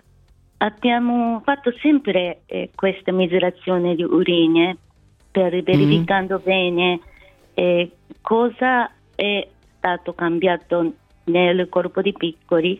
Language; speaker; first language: Italian; non-native, fluent; Japanese